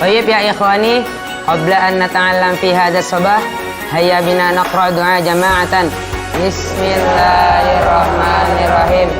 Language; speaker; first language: Arabic; non-native, learner; Indonesian